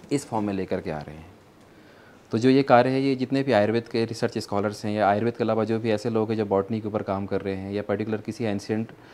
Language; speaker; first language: Hindi; native; Hindi